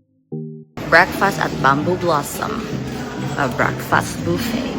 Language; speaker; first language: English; non-native, local second language; Cebuano